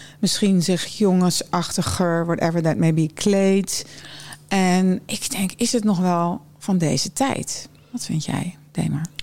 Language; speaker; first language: Dutch; early bilingual, other home language; German